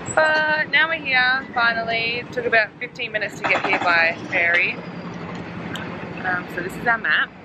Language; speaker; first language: English; native; English